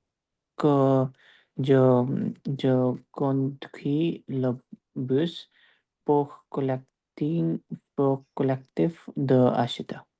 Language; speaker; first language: French; non-native, learner; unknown